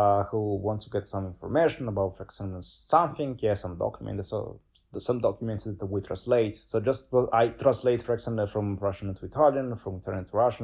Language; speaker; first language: English; non-native, fluent; Italian